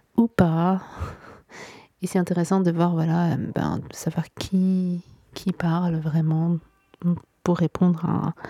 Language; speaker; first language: French; non-native, local second language; Arabic